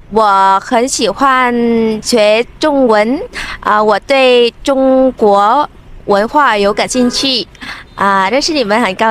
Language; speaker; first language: Chinese; non-native, learner; Vietnamese